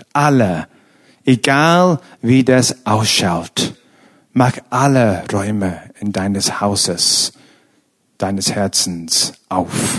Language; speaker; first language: German; non-native, fluent; English